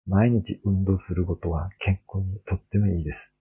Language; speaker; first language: Japanese; non-native, fluent; Korean